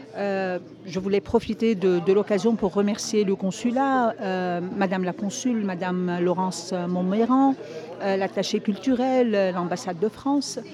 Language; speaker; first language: French; non-native, local second language; Arabic